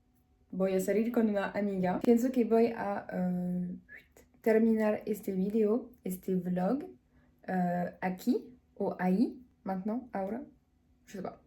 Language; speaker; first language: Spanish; non-native, learner; French